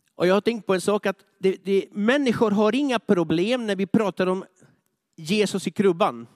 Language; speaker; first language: Swedish; non-native, fluent; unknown